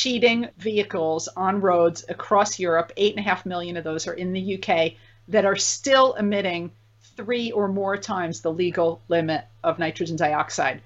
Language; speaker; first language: English; native; English